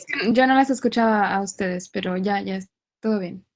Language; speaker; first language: Spanish; non-native, learner; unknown